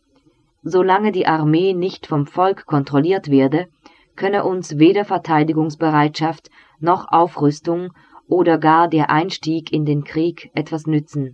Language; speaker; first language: German; native; German